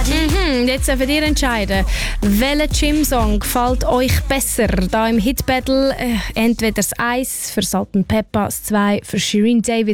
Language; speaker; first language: German; native; German